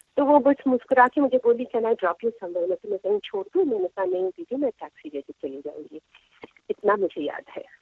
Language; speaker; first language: Hindi; non-native, local second language; Tamil